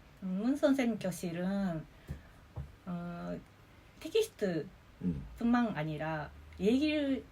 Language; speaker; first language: Korean; non-native, fluent; Japanese